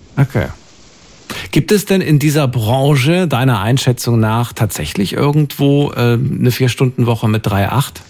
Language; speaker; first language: German; native; German